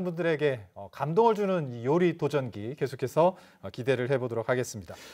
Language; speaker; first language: Korean; native; Korean